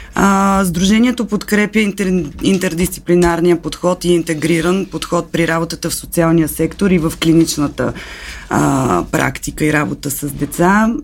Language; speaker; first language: Bulgarian; native; Bulgarian